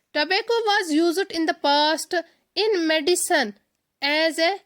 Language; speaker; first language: English; non-native, local second language; Urdu